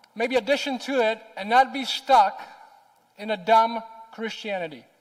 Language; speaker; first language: English; non-native, fluent; Czech